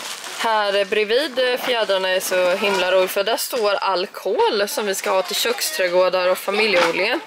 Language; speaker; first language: Swedish; native; Swedish